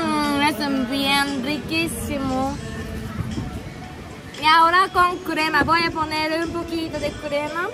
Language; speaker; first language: Spanish; non-native, fluent; Japanese